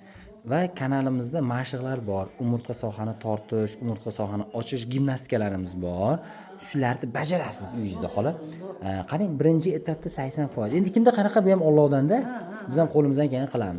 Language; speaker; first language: Uzbek; native; Uzbek